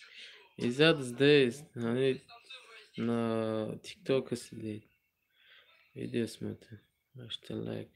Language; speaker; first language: Russian; non-native, learner; Tajik